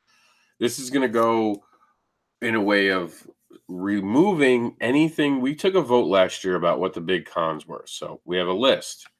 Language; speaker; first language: English; native; English